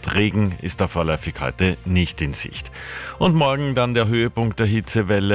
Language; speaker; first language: German; native; German